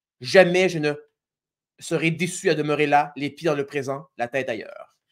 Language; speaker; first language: French; native; French